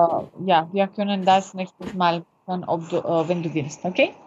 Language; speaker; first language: German; non-native, learner; French